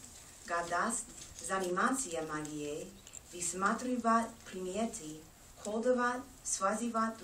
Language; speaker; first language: Russian; non-native, learner; English